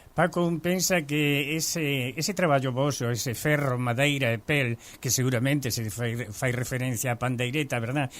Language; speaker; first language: Galician; early bilingual, heritage; Galician